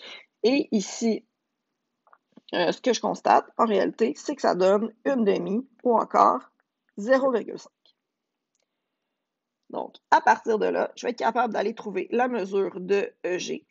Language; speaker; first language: French; native; French